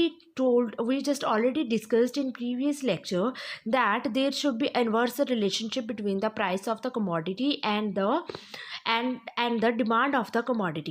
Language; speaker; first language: English; non-native, local second language; Hindi